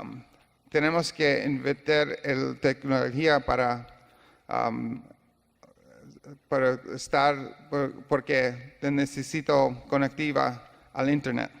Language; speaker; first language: Spanish; non-native, learner; English